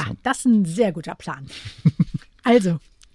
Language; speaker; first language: German; native; German